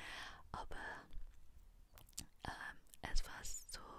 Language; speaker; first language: German; non-native, learner; English